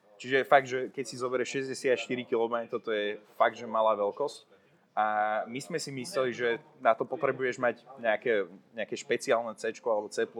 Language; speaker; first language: Slovak; non-native, local second language; Hungarian